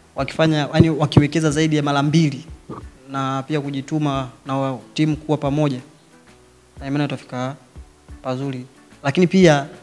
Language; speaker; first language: Swahili; native; Swahili